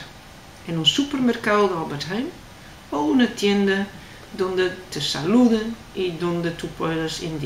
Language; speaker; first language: Spanish; non-native, fluent; Dutch